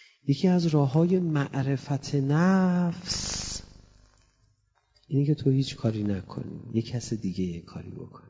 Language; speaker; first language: Persian; native; Persian